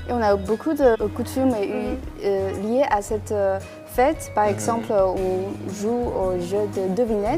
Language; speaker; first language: French; non-native, fluent; Chinese